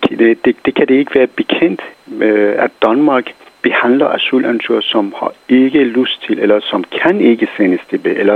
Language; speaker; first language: Danish; non-native, fluent; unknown